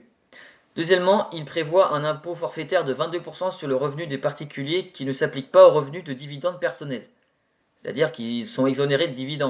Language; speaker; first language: French; native; French